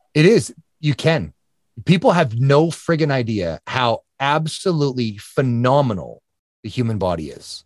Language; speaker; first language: English; native; English